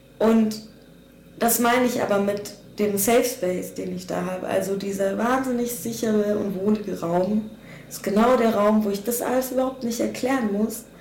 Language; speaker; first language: German; native; German